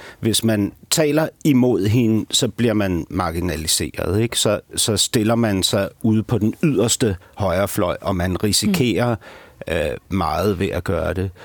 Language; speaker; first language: Danish; native; Danish